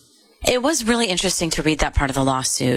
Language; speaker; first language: English; native; English